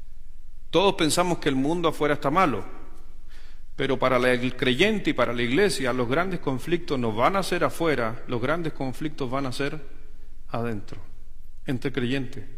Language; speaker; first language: Spanish; native; Spanish